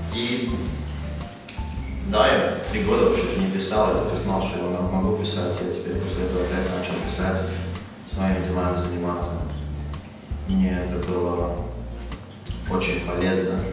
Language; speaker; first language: Russian; non-native, local second language; Latvian